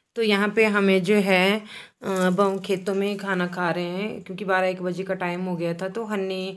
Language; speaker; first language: Hindi; native; Hindi